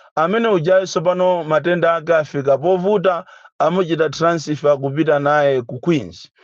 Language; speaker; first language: Nyanja; native; Nyanja